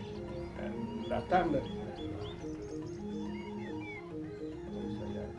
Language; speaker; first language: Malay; non-native, local second language; Balinese